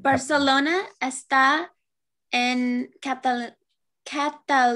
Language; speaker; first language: Spanish; non-native, learner; English